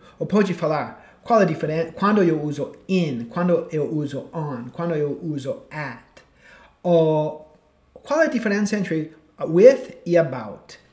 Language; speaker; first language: Portuguese; non-native, fluent; English